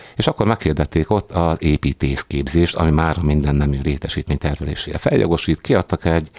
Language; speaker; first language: Hungarian; native; Hungarian